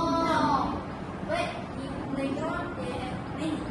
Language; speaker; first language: English; non-native, learner; Malay